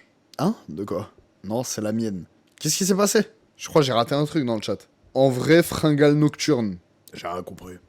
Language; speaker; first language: French; native; French